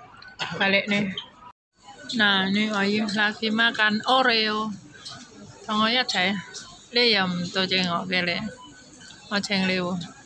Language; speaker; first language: Cantonese; non-native, learner; Javanese